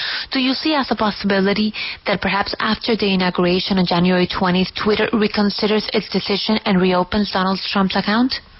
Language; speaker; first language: English; non-native, fluent; Spanish